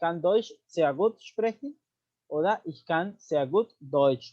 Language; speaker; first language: German; non-native, learner; Spanish